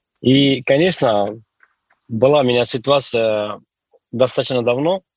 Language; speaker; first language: Russian; non-native, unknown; Hindi